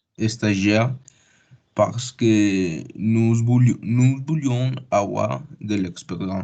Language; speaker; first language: French; non-native, learner; Spanish